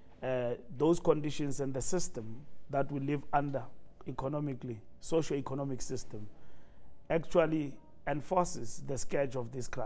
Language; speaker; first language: English; non-native, local second language; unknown